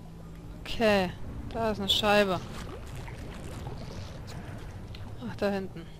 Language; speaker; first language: German; native; German